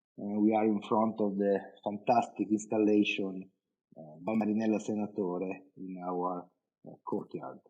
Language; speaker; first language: English; non-native, fluent; Italian